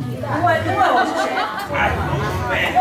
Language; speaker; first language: Chinese; native; Chinese